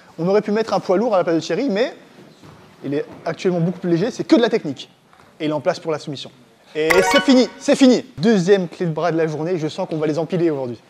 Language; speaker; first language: French; native; French